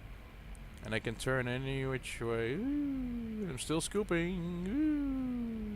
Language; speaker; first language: English; native; English